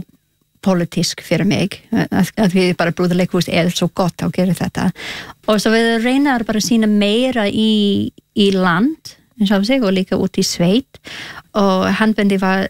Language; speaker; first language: Icelandic; non-native, learner; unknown